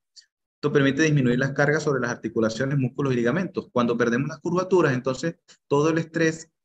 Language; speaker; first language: Spanish; native; Spanish